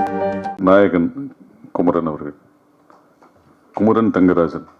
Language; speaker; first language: Tamil; native; Tamil